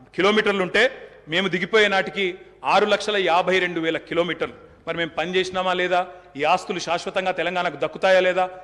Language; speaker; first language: Telugu; native; Telugu